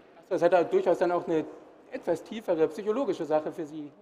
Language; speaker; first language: German; native; German